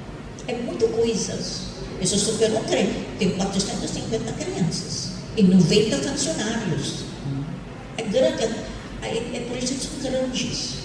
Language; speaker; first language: Portuguese; non-native, fluent; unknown